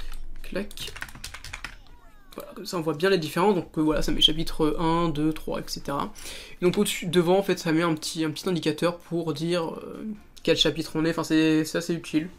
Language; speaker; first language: French; native; French